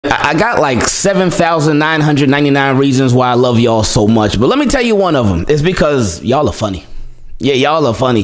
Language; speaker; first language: English; native; English